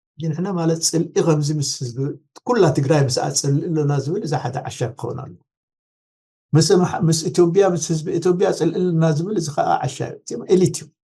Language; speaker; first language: Tigrinya; non-native, local second language; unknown